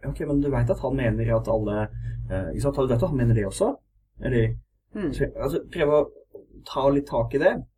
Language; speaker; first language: Norwegian; native; Norwegian